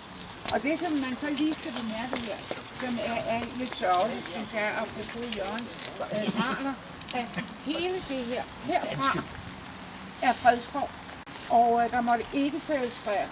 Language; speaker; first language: Danish; native; Danish